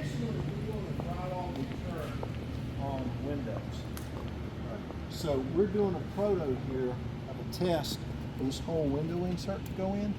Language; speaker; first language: English; native; English